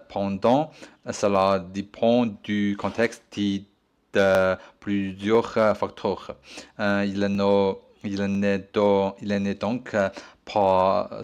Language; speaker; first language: French; non-native, learner; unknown